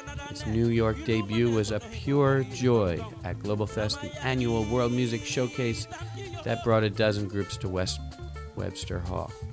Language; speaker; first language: English; native; English